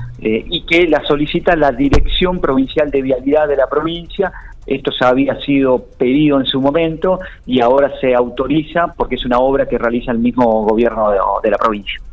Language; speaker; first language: Spanish; native; Spanish